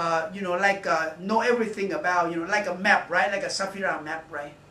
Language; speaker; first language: English; non-native, learner; Thai